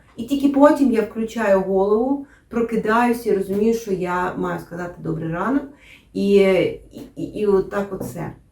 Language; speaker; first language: Ukrainian; non-native, local second language; Russian